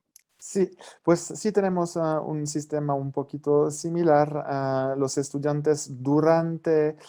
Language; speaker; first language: Spanish; non-native, fluent; French